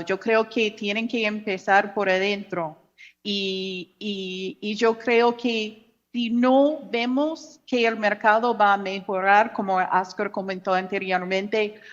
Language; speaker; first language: Spanish; non-native, fluent; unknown